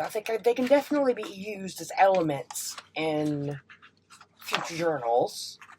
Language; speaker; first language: English; native; English